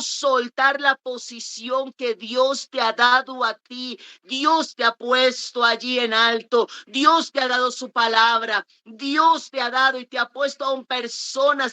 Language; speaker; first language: Spanish; native; Spanish